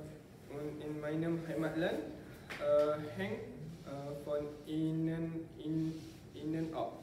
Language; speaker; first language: German; non-native, learner; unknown